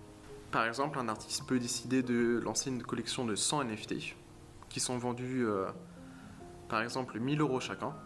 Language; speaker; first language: French; native; French